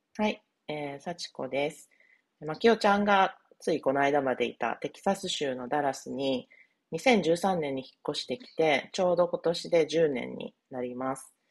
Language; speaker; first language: Japanese; native; Japanese